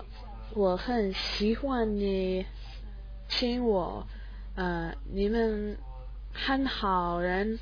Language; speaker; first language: Chinese; non-native, learner; English